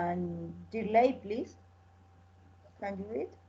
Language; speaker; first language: English; non-native, learner; Spanish